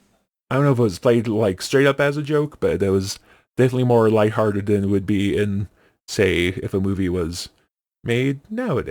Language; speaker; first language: English; native; English